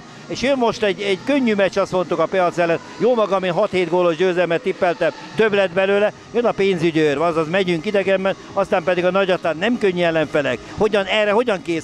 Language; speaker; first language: Hungarian; native; Hungarian